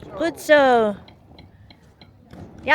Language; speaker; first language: Dutch; non-native, learner; Filipino